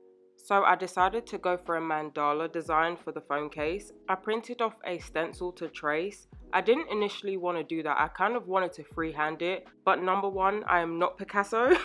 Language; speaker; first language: English; native; English